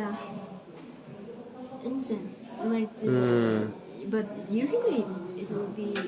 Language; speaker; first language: English; non-native, fluent; Vietnamese